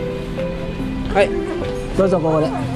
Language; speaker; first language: Japanese; non-native, fluent; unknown